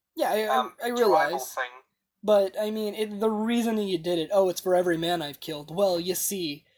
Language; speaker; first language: English; native; English